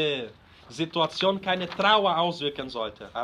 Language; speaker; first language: German; non-native, fluent; Portuguese